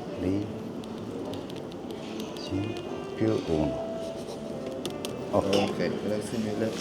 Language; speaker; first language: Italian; non-native, learner; Korean